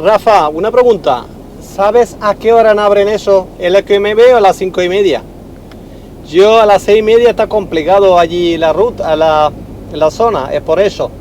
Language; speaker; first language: Spanish; non-native, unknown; Malayalam